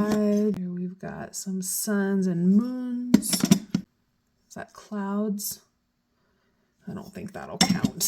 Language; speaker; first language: English; native; English